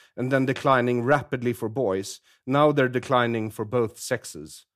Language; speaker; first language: English; non-native, fluent; Swedish